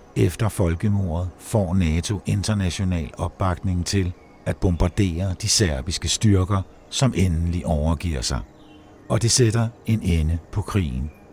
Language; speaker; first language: Danish; native; Danish